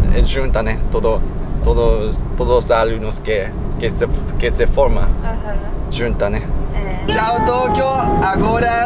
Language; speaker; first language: Portuguese; non-native, fluent; Japanese